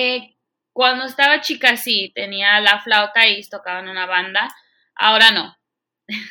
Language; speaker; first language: Spanish; early bilingual, heritage; Spanish